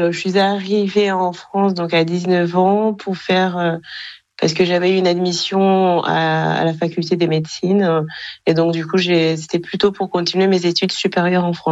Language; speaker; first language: French; non-native, local second language; Kinyarwanda